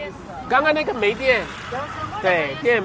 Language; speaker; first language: Chinese; non-native, fluent; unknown